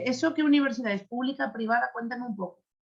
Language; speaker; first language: Spanish; native; Spanish